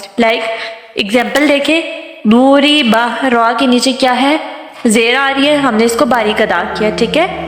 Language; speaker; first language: Urdu; non-native, local second language; Punjabi